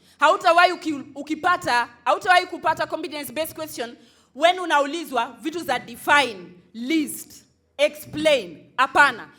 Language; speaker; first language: Swahili; non-native, local second language; Luo (Kenya and Tanzania)